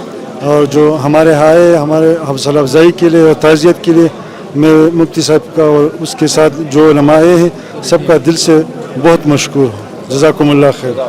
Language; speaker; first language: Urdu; non-native, local second language; Pashto